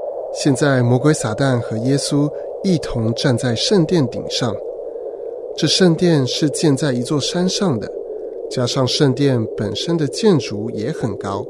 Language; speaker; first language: Chinese; native; Chinese